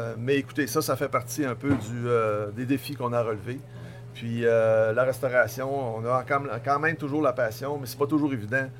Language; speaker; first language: French; native; French